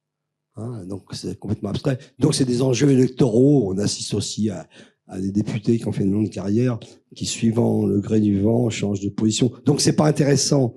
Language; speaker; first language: French; native; French